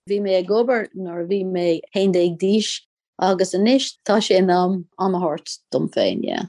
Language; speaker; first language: Irish; non-native, local second language; English